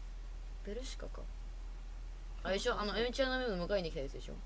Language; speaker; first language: Japanese; native; Japanese